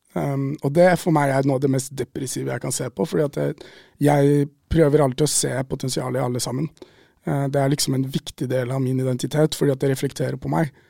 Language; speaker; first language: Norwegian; native; Norwegian